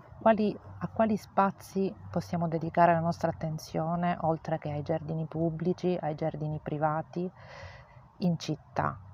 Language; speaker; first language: Italian; native; Italian